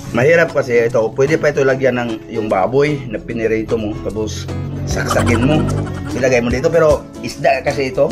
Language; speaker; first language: Filipino; non-native, local second language; Cebuano